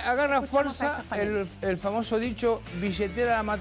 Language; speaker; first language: Spanish; native; Spanish